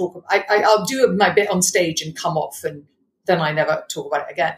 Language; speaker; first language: English; non-native, local second language; Punjabi